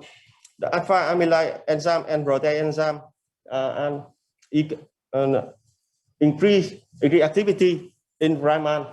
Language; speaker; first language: English; non-native, learner; Vietnamese